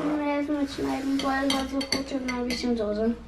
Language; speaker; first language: German; early bilingual, other home language; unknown